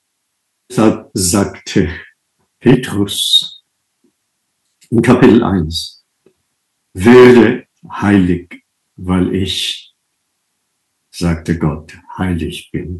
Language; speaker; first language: German; non-native, fluent; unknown